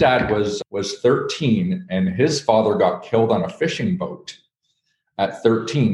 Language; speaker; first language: English; native; English